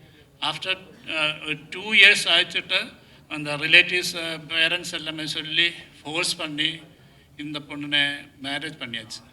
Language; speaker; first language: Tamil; non-native, learner; Malayalam